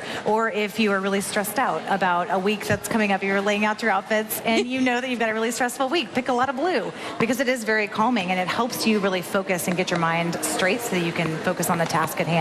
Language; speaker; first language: English; native; English